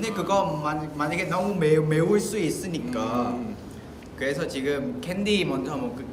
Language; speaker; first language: Korean; non-native, fluent; Vietnamese